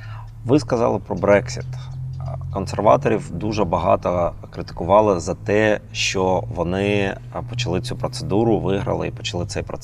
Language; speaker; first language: Ukrainian; native; Ukrainian